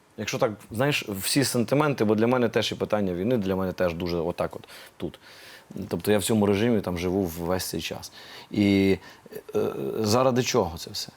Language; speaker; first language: Ukrainian; native; Ukrainian